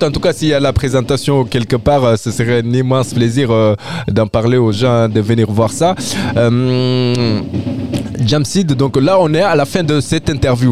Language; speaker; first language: French; native; French